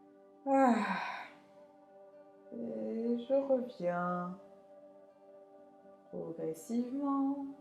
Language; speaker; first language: French; native; French